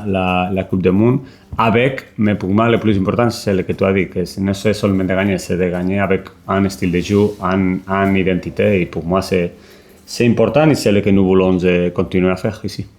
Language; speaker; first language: French; non-native, learner; Spanish